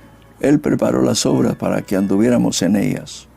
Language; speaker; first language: Spanish; native; Spanish